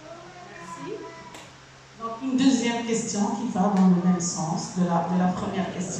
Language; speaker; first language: French; non-native, local second language; Arabic